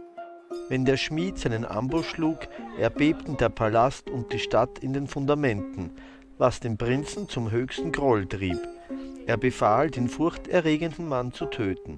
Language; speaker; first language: German; native; German